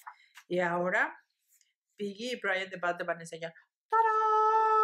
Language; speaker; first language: Spanish; early bilingual, heritage; Spanish